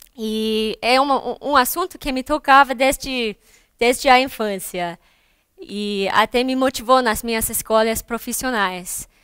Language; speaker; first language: Portuguese; non-native, fluent; English